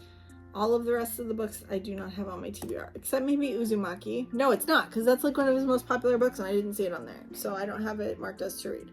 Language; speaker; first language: English; native; English